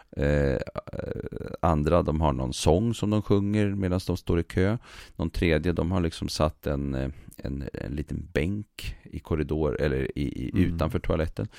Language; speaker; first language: Swedish; native; Swedish